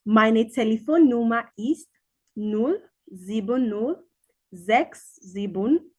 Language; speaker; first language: German; non-native, learner; Yoruba